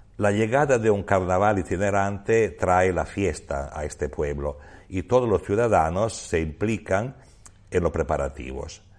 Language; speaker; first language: Spanish; non-native, fluent; Italian